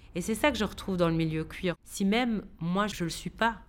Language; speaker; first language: French; native; French